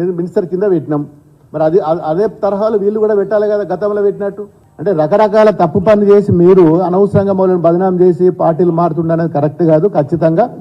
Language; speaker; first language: Telugu; native; Telugu